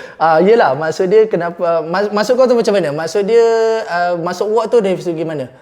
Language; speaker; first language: Malay; native; Malay